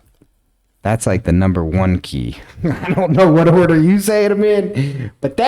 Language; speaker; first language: English; native; English